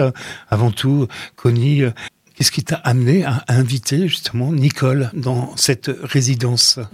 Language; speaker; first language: French; native; French